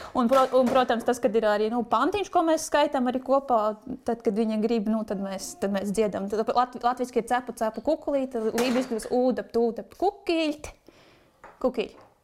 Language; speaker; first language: Latvian; native; Latvian